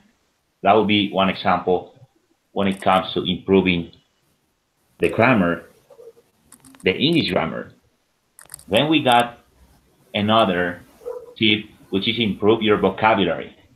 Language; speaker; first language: English; non-native, fluent; Spanish